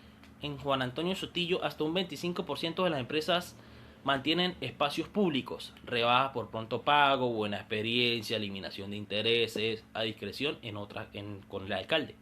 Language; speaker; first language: Spanish; native; Spanish